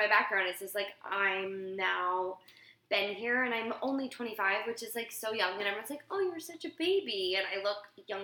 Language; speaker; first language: English; native; English